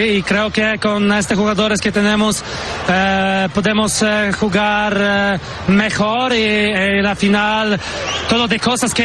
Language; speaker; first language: Spanish; non-native, learner; Polish